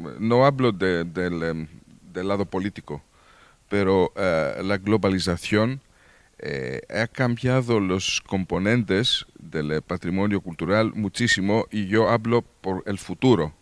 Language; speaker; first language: Spanish; non-native, learner; Greek